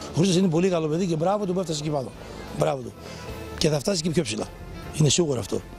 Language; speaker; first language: Greek; native; Greek